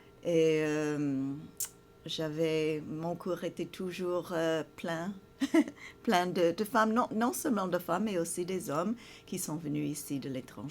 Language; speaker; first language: French; non-native, fluent; English